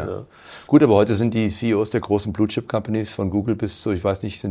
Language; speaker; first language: German; native; German